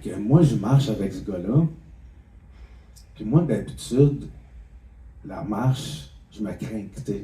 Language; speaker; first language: French; native; French